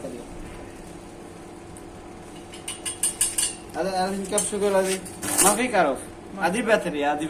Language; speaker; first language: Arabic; non-native, learner; Bangla